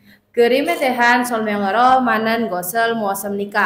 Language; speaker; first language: Korean; non-native, fluent; Indonesian